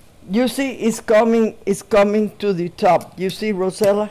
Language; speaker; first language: English; non-native, fluent; Spanish